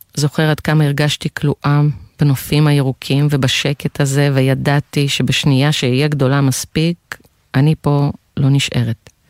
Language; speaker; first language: Hebrew; non-native, fluent; Russian